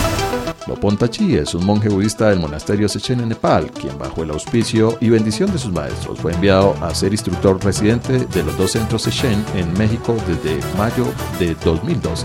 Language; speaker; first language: Spanish; native; Spanish